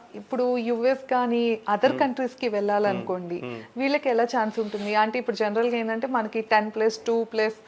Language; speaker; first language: Telugu; native; Telugu